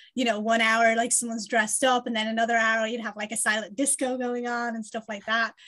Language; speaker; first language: English; native; English